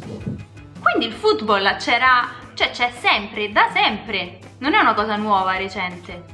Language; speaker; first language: Italian; native; Italian